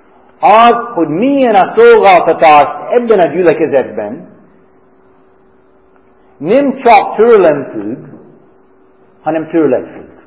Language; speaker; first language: Hungarian; non-native, fluent; English